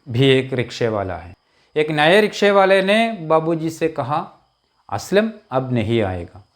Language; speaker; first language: Hindi; non-native, local second language; Malayalam